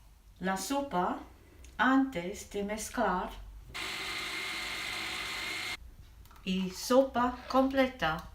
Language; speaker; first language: Spanish; non-native, learner; English